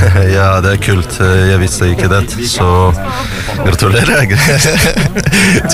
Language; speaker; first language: Norwegian; non-native, fluent; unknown